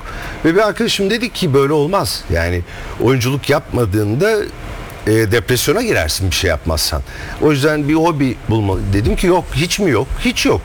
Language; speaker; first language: Turkish; native; Turkish